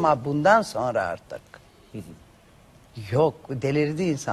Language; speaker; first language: Turkish; non-native, learner; Macedonian